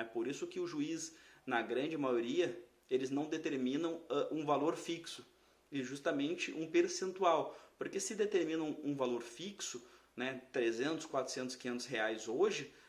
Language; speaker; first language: Portuguese; native; Portuguese